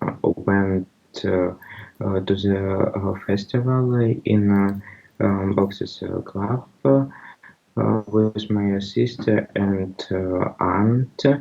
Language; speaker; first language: English; non-native, learner; Russian